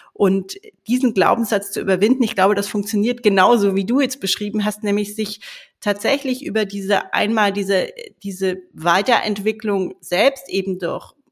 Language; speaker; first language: German; native; German